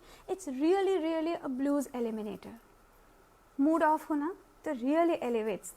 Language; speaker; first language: English; non-native, local second language; Hindi